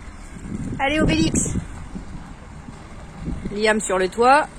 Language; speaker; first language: French; native; French